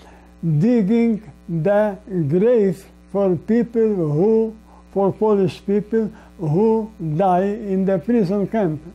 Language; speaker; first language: English; non-native, learner; Polish